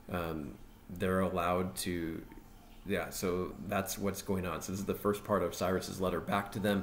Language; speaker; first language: English; native; English